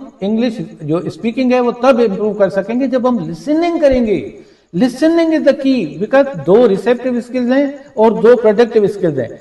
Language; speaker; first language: Urdu; non-native, local second language; Sindhi